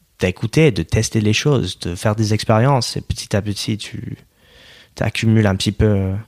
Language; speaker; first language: French; non-native, fluent; English